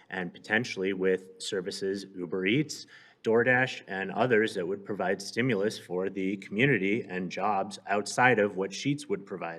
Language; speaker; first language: English; native; English